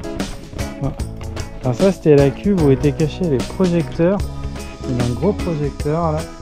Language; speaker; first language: French; native; French